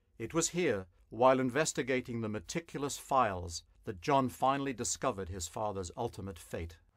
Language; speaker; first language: English; native; English